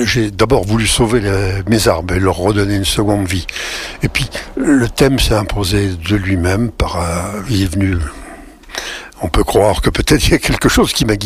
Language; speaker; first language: French; native; French